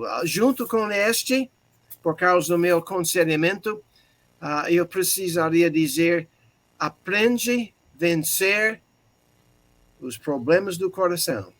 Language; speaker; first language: Portuguese; non-native, fluent; English